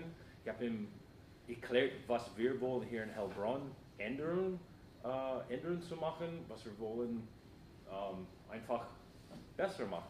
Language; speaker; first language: German; non-native, fluent; English